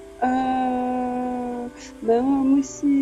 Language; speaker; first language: Korean; non-native, learner; Chinese